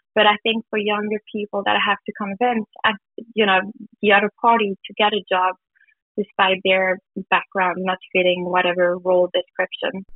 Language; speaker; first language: English; non-native, fluent; German